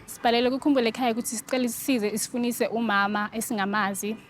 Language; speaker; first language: Zulu; native; Zulu